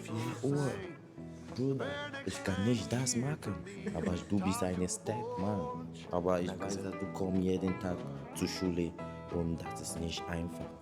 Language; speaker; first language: German; non-native, learner; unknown